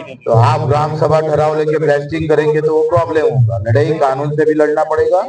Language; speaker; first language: Hindi; non-native, local second language; Marathi